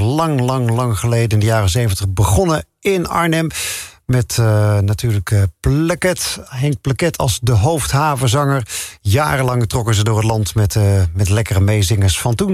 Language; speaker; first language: Dutch; native; Dutch